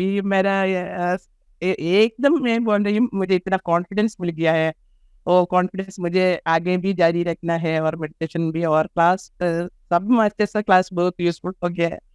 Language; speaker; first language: Hindi; non-native, local second language; Malayalam